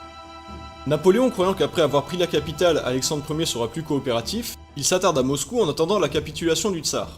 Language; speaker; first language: French; native; French